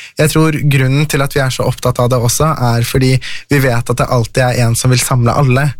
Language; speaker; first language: Norwegian; early bilingual, other home language; Persian